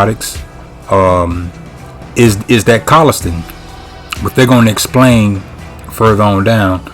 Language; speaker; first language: English; native; English